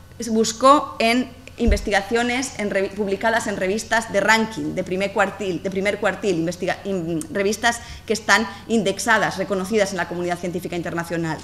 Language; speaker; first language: Spanish; native; Spanish